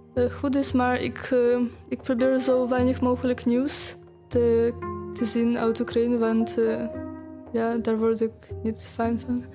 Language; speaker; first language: Dutch; non-native, fluent; Ukrainian